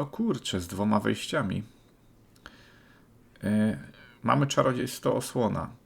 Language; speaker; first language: Polish; native; Polish